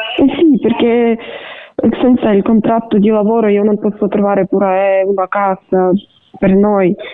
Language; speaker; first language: Italian; non-native, learner; Ukrainian